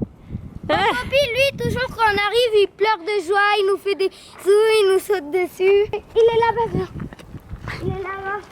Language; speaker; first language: French; early bilingual, heritage; French